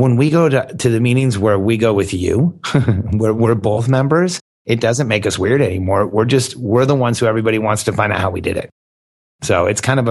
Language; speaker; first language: English; native; English